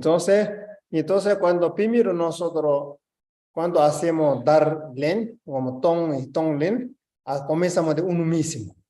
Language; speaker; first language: Spanish; non-native, learner; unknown